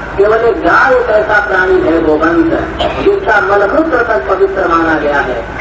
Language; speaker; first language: Hindi; native; Hindi